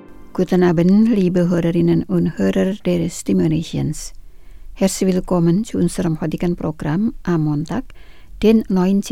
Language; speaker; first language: German; non-native, fluent; Indonesian